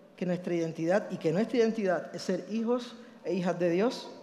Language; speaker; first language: Spanish; native; Spanish